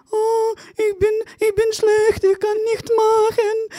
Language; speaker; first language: German; non-native, learner; Ukrainian